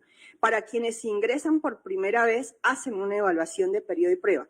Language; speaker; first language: Spanish; native; Spanish